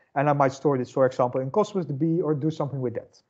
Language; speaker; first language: English; non-native, fluent; Dutch